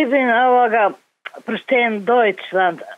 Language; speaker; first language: German; non-native, learner; Croatian